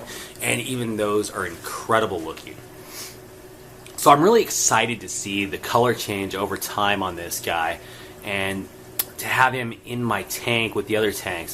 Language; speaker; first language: English; native; English